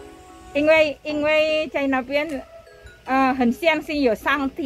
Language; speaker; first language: Chinese; non-native, learner; Indonesian